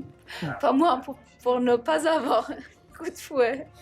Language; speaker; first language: French; non-native, fluent; Persian